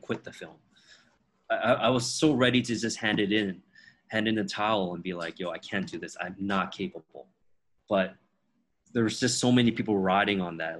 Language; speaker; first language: English; non-native, fluent; Min Nan Chinese